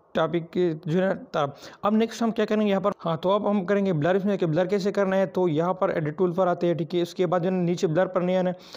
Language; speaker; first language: Urdu; non-native, local second language; Pashto